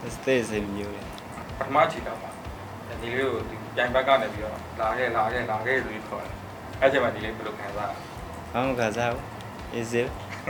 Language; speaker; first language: Burmese; non-native, local second language; Karen languages